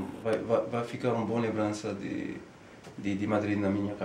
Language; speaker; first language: Spanish; non-native, learner; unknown